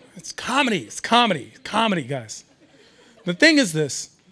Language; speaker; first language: English; early bilingual, other home language; Persian